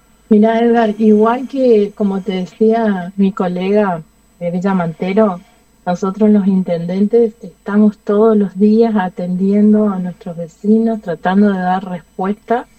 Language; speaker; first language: Spanish; native; Spanish